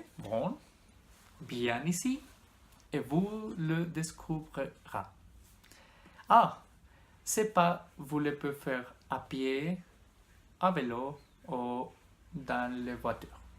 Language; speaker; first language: French; non-native, learner; Spanish